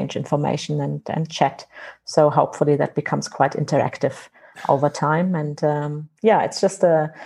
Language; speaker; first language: English; non-native, fluent; German